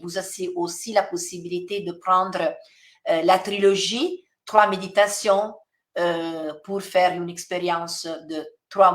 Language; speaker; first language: French; non-native, fluent; Italian